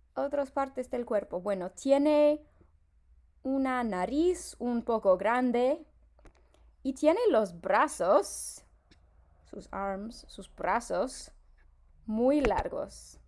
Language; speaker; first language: Spanish; non-native, fluent; English